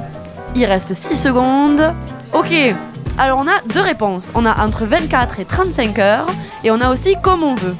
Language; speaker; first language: French; native; French